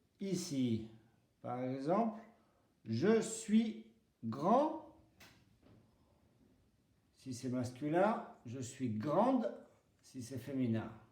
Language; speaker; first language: French; non-native, fluent; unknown